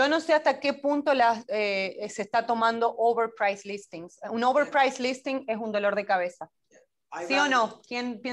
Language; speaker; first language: Spanish; native; Spanish